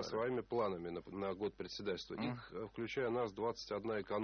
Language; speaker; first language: Russian; native; Russian